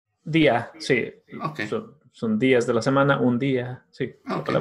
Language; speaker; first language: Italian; non-native, learner; Spanish